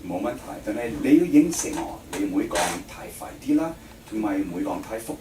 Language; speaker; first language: Cantonese; non-native, fluent; English